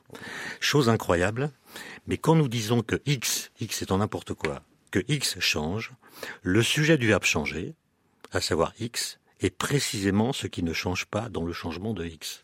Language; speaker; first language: French; native; French